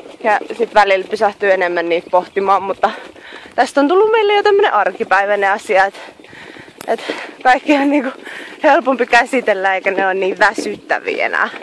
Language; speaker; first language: Finnish; native; Finnish